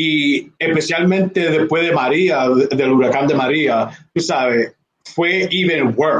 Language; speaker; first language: Spanish; early bilingual, heritage; Spanish